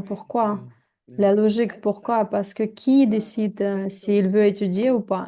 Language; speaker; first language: French; non-native, fluent; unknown